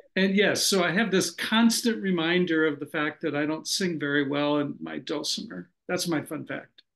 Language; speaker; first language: English; native; English